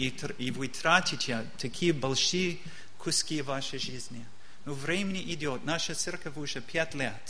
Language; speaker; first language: Russian; non-native, learner; English